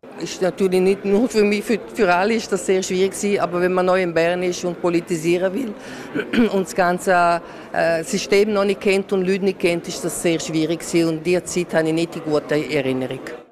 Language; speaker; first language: German; non-native, local second language; Italian